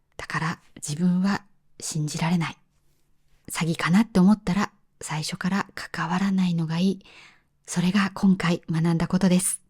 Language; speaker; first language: Japanese; native; Japanese